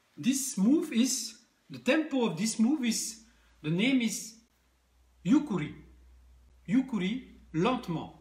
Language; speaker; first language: English; non-native, learner; French